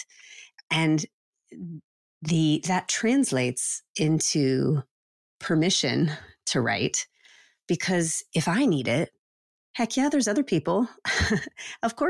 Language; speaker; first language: English; native; English